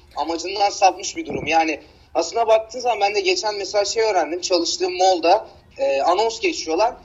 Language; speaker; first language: Turkish; native; Turkish